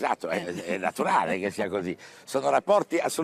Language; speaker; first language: Italian; native; Italian